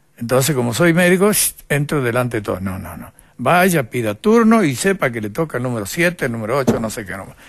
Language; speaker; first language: Spanish; native; Spanish